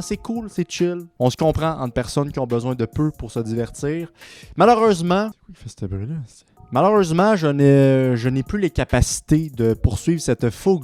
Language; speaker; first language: French; native; French